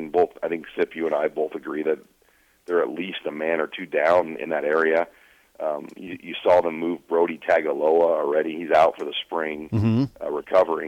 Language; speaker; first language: English; native; English